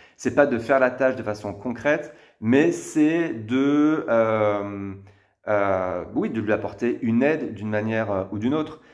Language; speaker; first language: French; native; French